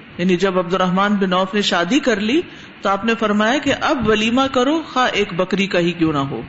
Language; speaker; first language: Urdu; non-native, local second language; Punjabi